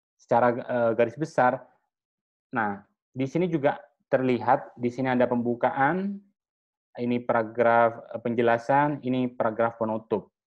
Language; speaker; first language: Indonesian; non-native, local second language; Madurese